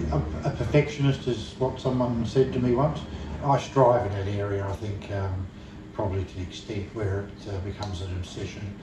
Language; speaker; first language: English; native; English